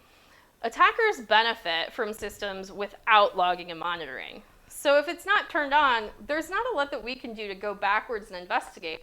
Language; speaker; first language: English; native; English